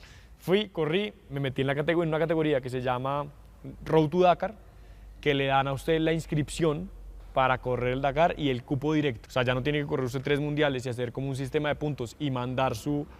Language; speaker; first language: Spanish; native; Spanish